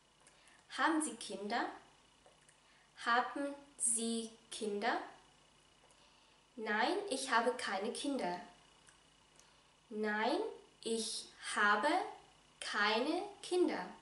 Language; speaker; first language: German; non-native, fluent; Vietnamese